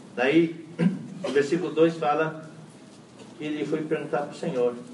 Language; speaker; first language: Portuguese; non-native, fluent; Chinese